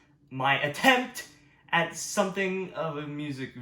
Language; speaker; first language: English; native; English